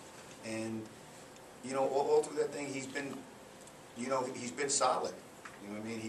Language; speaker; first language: English; native; English